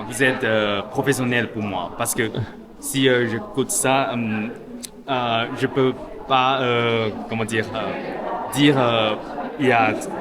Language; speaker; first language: French; non-native, learner; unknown